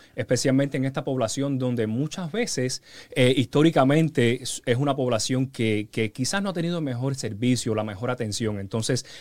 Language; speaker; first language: Spanish; early bilingual, heritage; Spanish